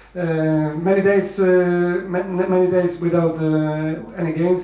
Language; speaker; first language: English; non-native, learner; Polish